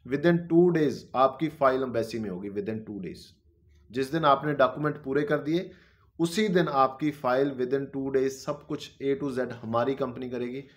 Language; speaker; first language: Hindi; non-native, local second language; Punjabi